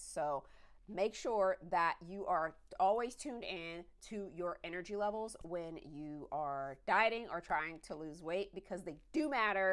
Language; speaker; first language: English; native; English